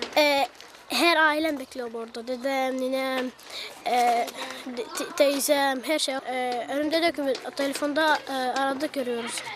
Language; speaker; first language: Turkish; non-native, learner; Arabic